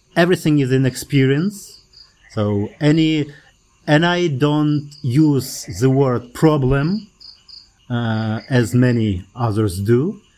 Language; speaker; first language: English; non-native, fluent; Kazakh